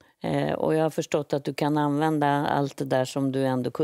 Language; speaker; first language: Swedish; native; Swedish